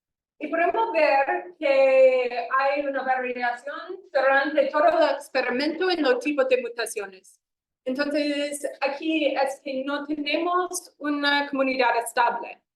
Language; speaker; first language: Spanish; non-native, fluent; English